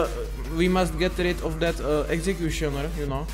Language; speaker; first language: English; non-native, learner; Czech